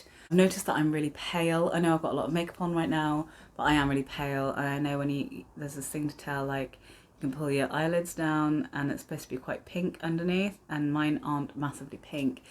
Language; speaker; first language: English; native; English